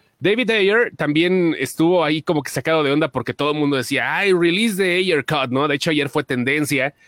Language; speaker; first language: Spanish; native; Spanish